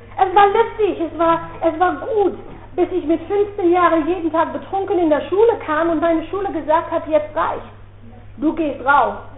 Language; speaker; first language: German; non-native, fluent; Dutch